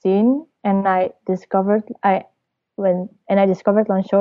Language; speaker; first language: English; non-native, fluent; Dutch